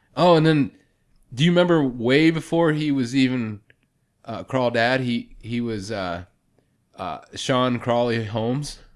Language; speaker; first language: English; native; English